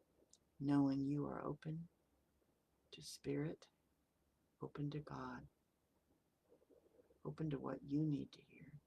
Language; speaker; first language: English; native; English